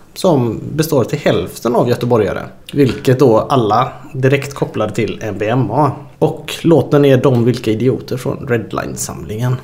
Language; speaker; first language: Swedish; native; Swedish